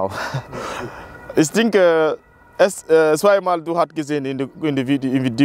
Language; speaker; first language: German; non-native, learner; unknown